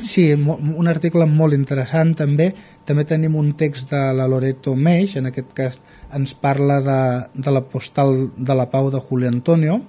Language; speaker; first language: Catalan; native; Catalan